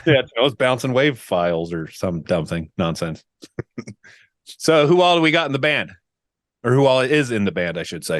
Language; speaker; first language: English; native; English